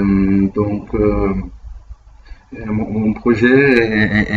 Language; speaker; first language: French; non-native, learner; Portuguese